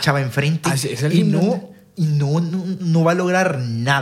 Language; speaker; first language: Spanish; native; Spanish